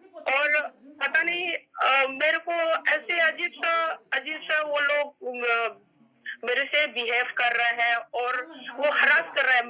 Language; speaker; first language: Hindi; non-native, local second language; Manipuri